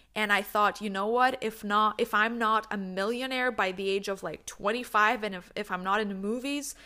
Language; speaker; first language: English; non-native, fluent; Lithuanian